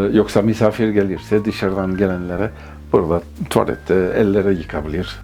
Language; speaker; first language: Turkish; non-native, fluent; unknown